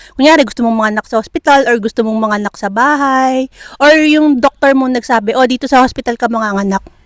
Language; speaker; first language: Filipino; native; Filipino